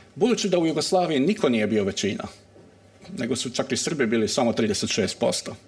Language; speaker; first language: Croatian; native; Croatian